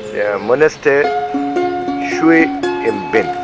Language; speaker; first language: French; non-native, learner; Burmese